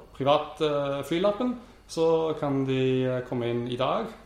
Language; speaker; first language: Norwegian; non-native, fluent; English